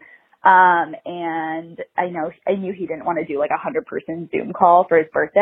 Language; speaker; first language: English; native; English